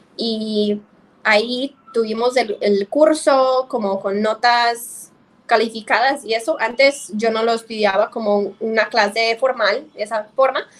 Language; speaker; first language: Spanish; non-native, fluent; English